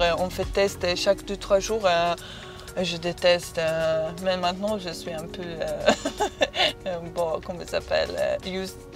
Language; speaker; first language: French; non-native, learner; Serbian